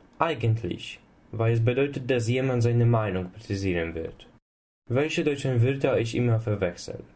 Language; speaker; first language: German; non-native, learner; Polish